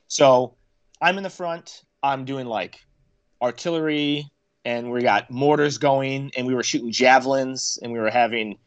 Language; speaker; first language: English; native; English